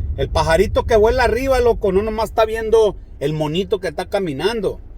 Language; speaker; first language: Spanish; early bilingual, heritage; Spanish